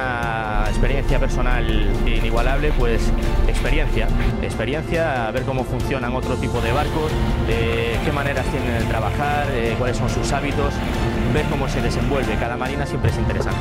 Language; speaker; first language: Spanish; native; Spanish